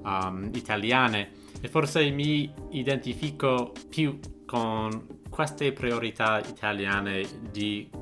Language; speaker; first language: Italian; non-native, fluent; English